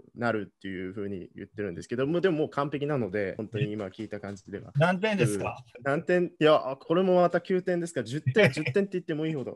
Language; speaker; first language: Japanese; non-native, fluent; German